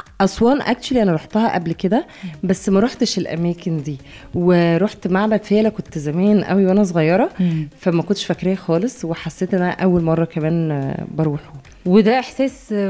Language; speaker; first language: Arabic; native; Arabic